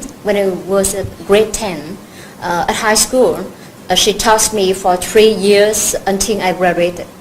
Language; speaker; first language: English; non-native, learner; Vietnamese